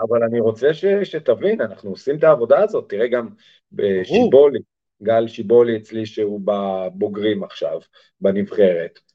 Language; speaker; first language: Hebrew; early bilingual, other home language; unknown